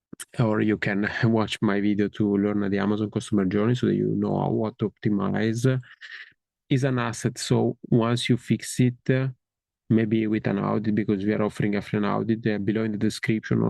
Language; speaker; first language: English; non-native, fluent; Italian